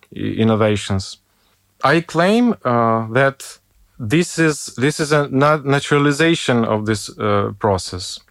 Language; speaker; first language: English; non-native, fluent; Ukrainian